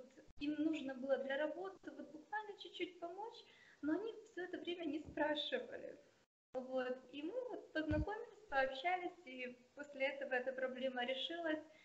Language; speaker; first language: Russian; non-native, local second language; Ukrainian